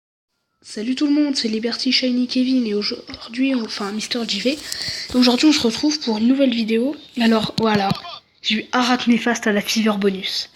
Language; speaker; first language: French; native; French